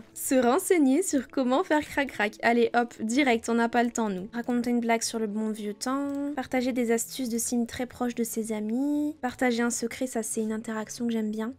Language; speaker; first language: French; native; French